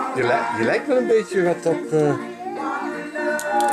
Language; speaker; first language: Dutch; native; Dutch